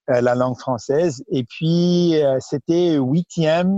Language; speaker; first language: French; non-native, local second language; Punjabi